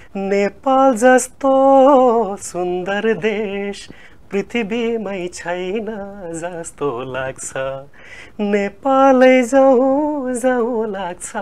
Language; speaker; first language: Nepali; native; Nepali